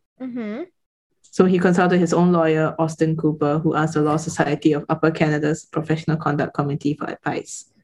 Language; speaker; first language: English; native; English